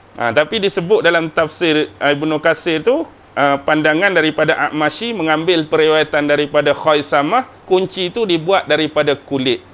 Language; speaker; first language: Malay; native; Malay